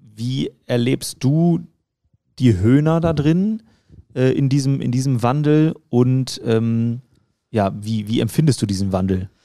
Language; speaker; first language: German; native; German